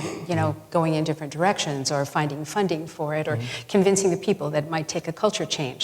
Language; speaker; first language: English; native; English